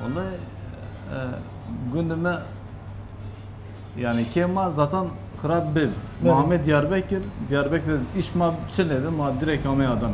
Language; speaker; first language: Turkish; non-native, local second language; Kurdish